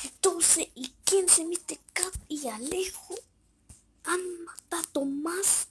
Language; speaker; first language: Spanish; native; Spanish